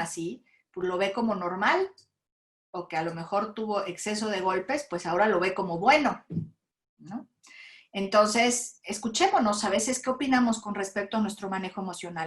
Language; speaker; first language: Spanish; native; Spanish